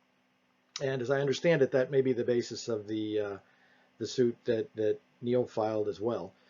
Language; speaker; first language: English; native; English